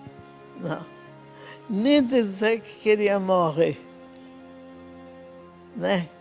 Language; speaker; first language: Portuguese; non-native, fluent; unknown